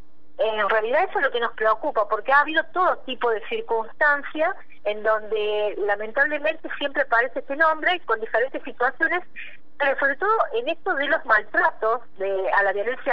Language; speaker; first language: Spanish; native; Spanish